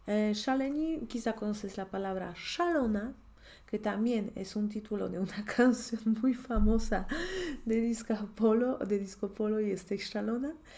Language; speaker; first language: Spanish; non-native, fluent; Polish